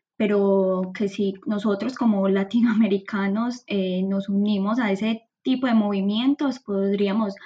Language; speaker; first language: Spanish; native; Spanish